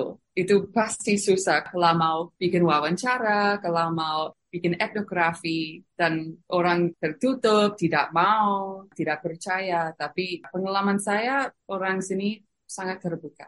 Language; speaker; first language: Indonesian; non-native, fluent; English